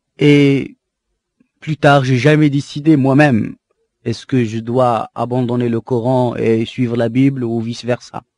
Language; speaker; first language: French; non-native, local second language; Arabic